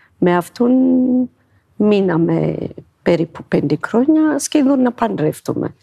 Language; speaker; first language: Greek; non-native, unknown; Amharic